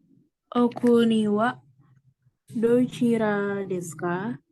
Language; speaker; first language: Japanese; non-native, learner; Indonesian